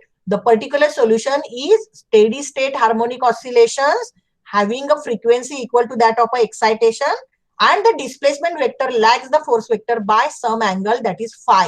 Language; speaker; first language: English; non-native, local second language; Marathi